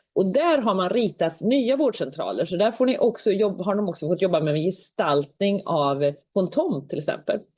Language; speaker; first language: Swedish; native; Swedish